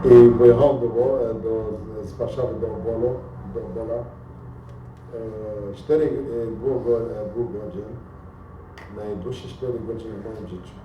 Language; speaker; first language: Polish; non-native, learner; Arabic